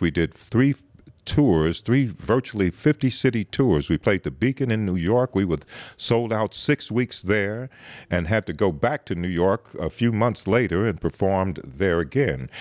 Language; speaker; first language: English; native; English